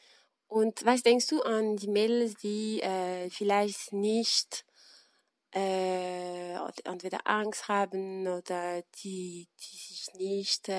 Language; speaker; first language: German; non-native, fluent; French